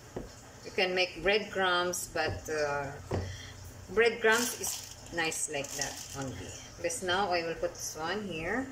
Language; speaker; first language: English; non-native, local second language; Filipino